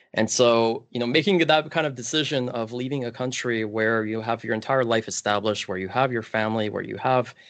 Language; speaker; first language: English; early bilingual, other home language; Polish